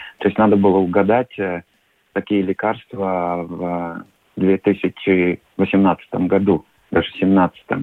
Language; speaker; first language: Russian; non-native, local second language; Latvian